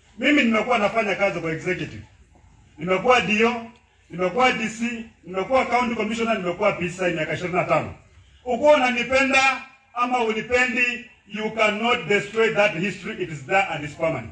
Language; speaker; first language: Swahili; non-native, local second language; Luyia